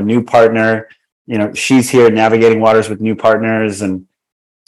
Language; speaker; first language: English; native; English